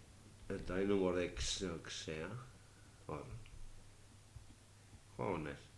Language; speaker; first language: Basque; native; Basque